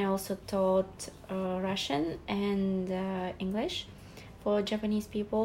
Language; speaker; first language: English; non-native, fluent; Russian